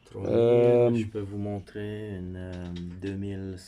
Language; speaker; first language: French; non-native, fluent; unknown